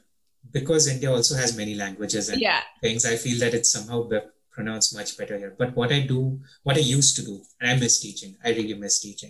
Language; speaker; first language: English; native; English